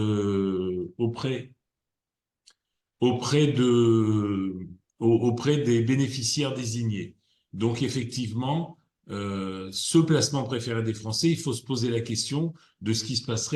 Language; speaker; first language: French; native; French